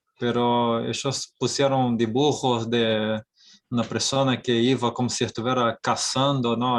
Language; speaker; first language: Spanish; non-native, fluent; Portuguese